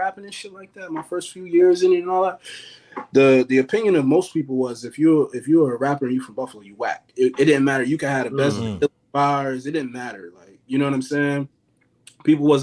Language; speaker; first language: English; native; English